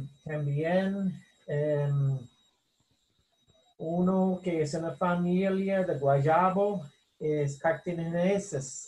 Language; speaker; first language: Spanish; non-native, fluent; English